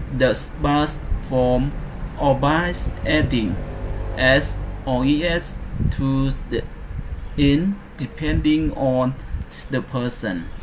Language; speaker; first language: English; non-native, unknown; Khmer